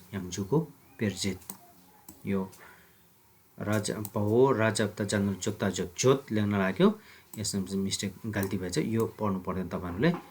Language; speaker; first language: Nepali; non-native, local second language; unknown